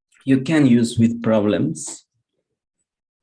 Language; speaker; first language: English; non-native, fluent; Spanish